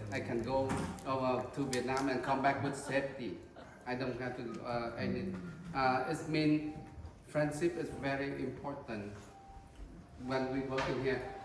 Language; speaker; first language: English; non-native, fluent; Vietnamese